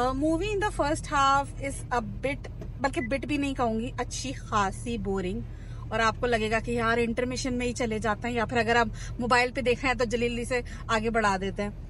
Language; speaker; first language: Urdu; native; Urdu